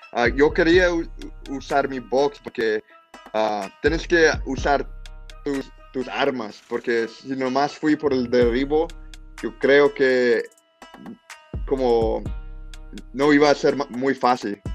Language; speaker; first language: Spanish; early bilingual, heritage; English